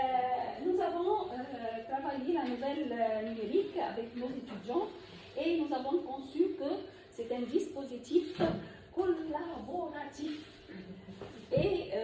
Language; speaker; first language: French; non-native, fluent; Arabic